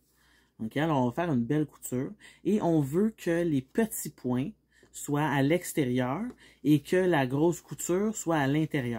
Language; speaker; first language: French; native; French